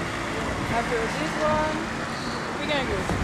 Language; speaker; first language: English; non-native, learner; French